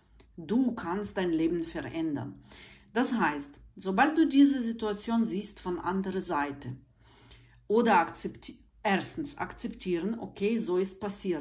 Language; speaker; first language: German; non-native, fluent; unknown